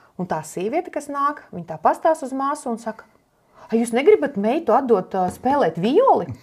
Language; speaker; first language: Latvian; non-native, local second language; Russian